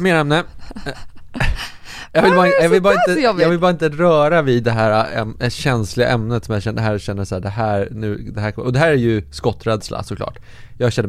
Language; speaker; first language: Swedish; native; Swedish